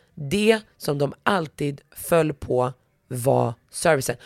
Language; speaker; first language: Swedish; early bilingual, other home language; Arabic